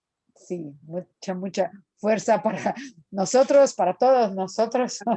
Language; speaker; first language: Spanish; non-native, fluent; Portuguese